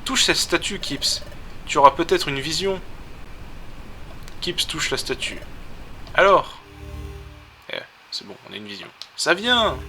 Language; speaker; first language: French; native; French